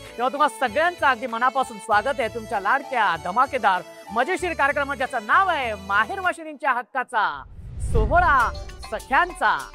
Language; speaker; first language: Marathi; native; Marathi